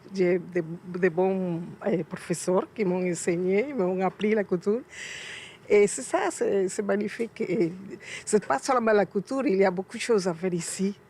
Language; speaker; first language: French; non-native, learner; Spanish